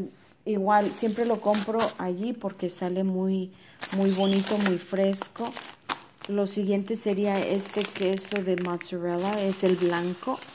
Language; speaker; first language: Spanish; early bilingual, heritage; Spanish